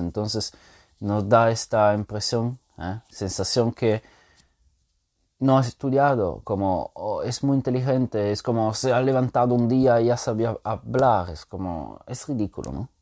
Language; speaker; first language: Spanish; non-native, fluent; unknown